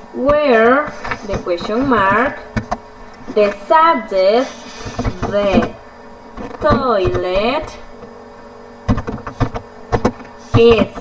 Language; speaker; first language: English; non-native, fluent; Spanish